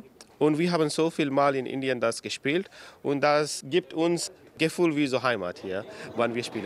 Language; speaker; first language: German; non-native, learner; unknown